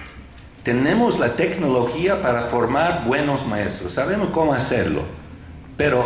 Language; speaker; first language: Spanish; non-native, fluent; English